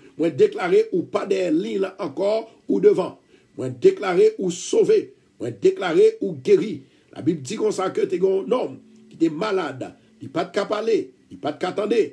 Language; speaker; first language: French; non-native, local second language; Haitian Creole